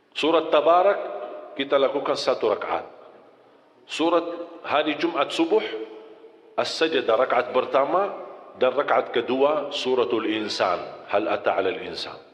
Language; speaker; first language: Malay; non-native, fluent; Arabic